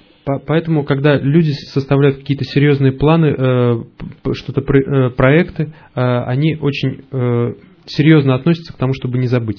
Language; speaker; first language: Russian; native; Russian